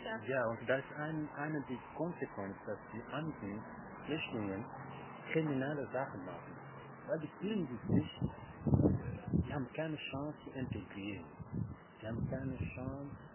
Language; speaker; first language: German; non-native, learner; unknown